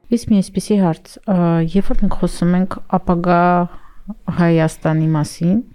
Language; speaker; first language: Armenian; native; Armenian